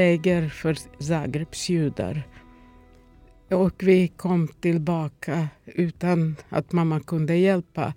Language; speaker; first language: Swedish; non-native, fluent; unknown